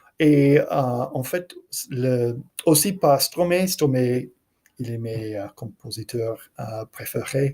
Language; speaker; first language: French; non-native, learner; English